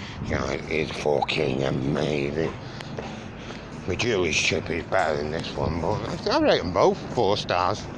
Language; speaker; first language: English; native; English